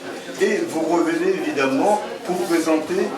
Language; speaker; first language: French; native; French